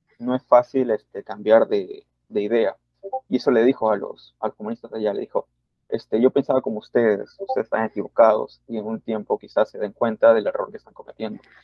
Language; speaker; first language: Spanish; native; Spanish